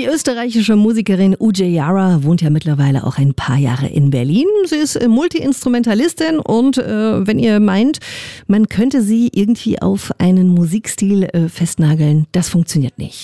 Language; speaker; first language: German; native; German